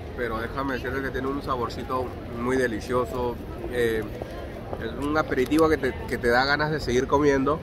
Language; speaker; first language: Spanish; native; Spanish